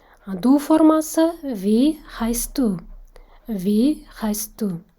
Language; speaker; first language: German; non-native, fluent; Kazakh